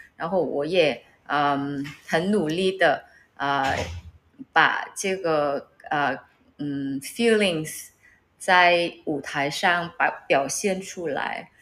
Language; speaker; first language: Chinese; non-native, learner; Vietnamese